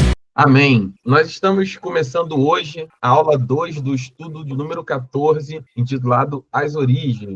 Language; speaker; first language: Portuguese; native; Portuguese